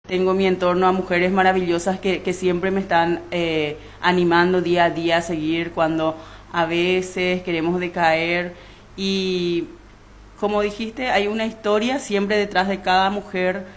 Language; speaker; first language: Spanish; non-native, local second language; Guarani